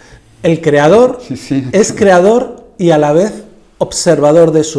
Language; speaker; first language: Spanish; native; Spanish